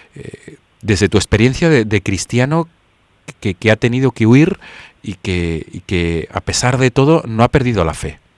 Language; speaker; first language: Spanish; native; Spanish